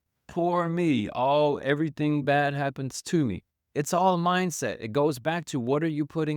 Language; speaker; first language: English; native; English